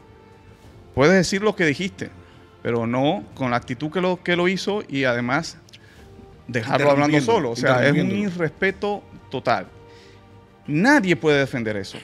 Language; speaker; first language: Spanish; native; Spanish